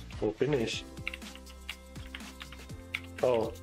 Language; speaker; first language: German; native; German